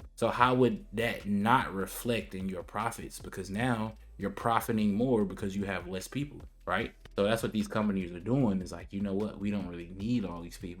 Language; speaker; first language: English; native; English